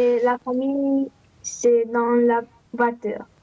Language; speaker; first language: French; non-native, learner; Romanian